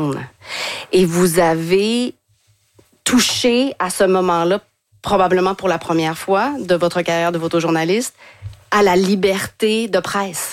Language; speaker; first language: French; native; French